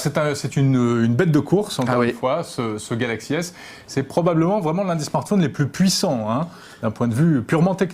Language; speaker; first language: French; native; French